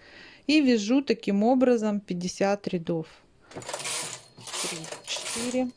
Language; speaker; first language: Russian; native; Russian